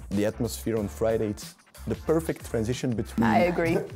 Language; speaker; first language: English; non-native, fluent; Dutch